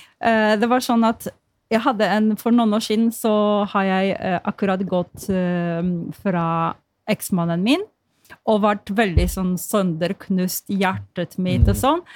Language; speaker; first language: Norwegian; non-native, fluent; Polish